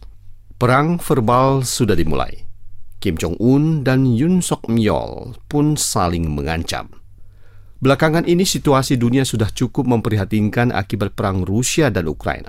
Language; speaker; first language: Indonesian; native; Indonesian